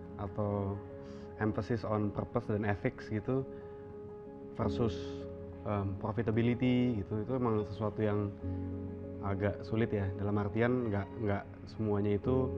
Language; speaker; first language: Indonesian; native; Indonesian